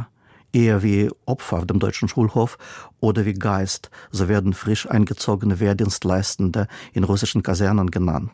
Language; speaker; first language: German; non-native, fluent; Russian